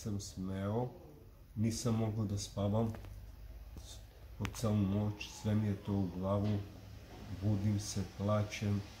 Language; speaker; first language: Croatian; non-native, local second language; Romany